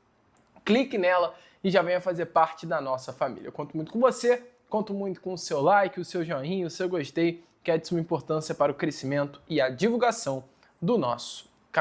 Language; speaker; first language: Portuguese; native; Portuguese